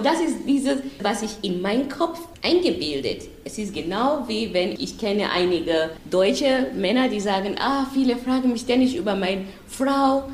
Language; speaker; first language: German; non-native, fluent; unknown